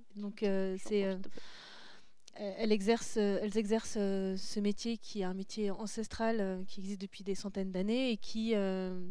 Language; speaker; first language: French; native; French